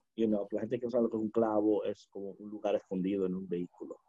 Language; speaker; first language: Spanish; early bilingual, heritage; Spanish